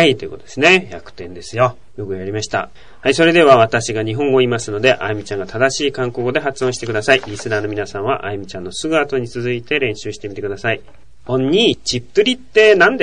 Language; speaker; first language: Japanese; native; Japanese